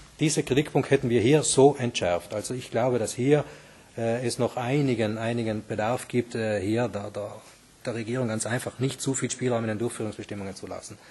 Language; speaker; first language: German; native; German